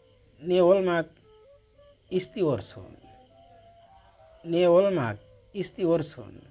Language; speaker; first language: Turkish; non-native, learner; Bangla